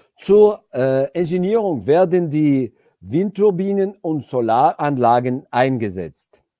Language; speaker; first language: German; non-native, fluent; Georgian